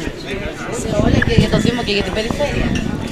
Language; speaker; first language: Greek; native; Greek